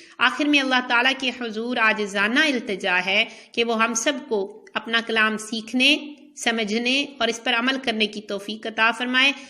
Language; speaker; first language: Urdu; native; Urdu